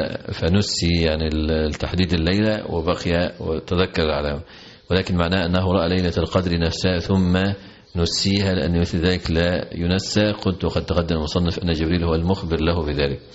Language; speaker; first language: Arabic; native; Arabic